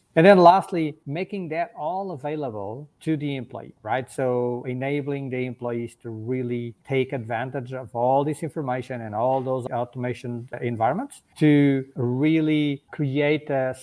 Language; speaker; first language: English; non-native, fluent; Portuguese